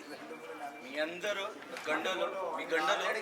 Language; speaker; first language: Telugu; non-native, learner; Hindi